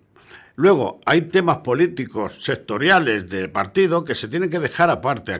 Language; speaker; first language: Spanish; native; Spanish